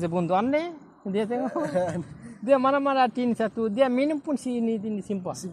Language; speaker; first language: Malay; non-native, learner; Bangla